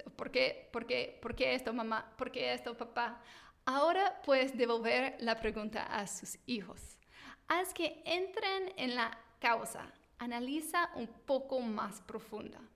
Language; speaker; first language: Spanish; non-native, fluent; English